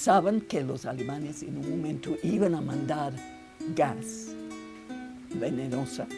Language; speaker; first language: Spanish; non-native, fluent; English